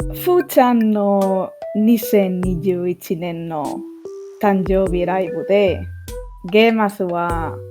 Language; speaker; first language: Japanese; non-native, fluent; English